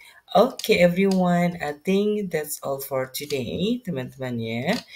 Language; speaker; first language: English; non-native, fluent; Indonesian